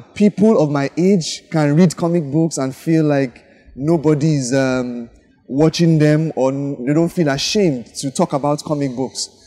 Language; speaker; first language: English; non-native, local second language; Yoruba